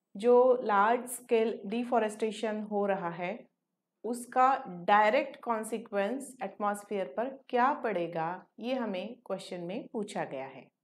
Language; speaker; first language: Hindi; non-native, local second language; Marathi